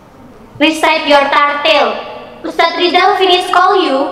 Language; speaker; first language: English; non-native, learner; Indonesian